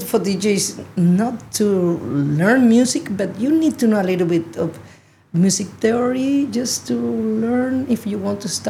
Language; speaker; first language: English; non-native, fluent; Spanish